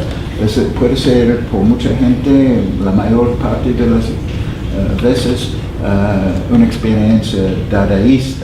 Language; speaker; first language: Spanish; non-native, fluent; English